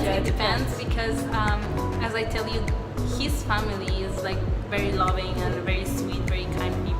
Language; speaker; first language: English; non-native, fluent; Spanish